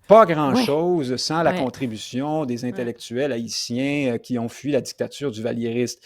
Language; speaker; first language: French; native; French